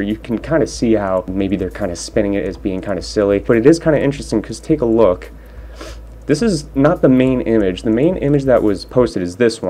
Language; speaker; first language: English; native; English